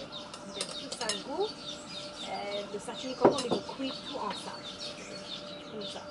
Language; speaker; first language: French; non-native, learner; English